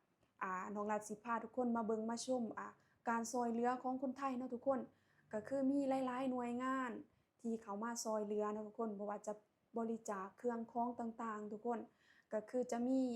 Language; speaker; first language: Thai; non-native, local second language; Lao